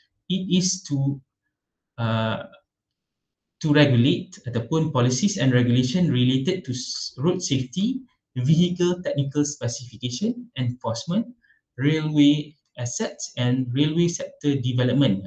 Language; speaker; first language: English; non-native, local second language; Malay